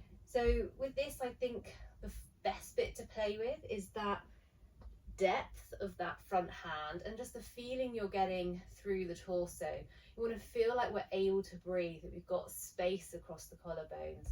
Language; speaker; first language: English; native; English